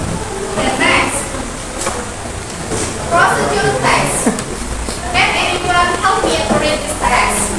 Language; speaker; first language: English; non-native, fluent; Indonesian